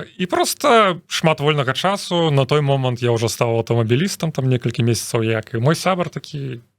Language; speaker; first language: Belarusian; non-native, local second language; Russian